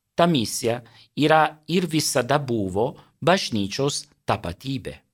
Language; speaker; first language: Lithuanian; non-native, fluent; Italian